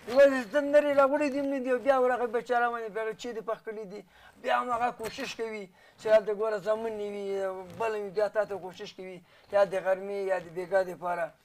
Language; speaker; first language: Pashto; native; Pashto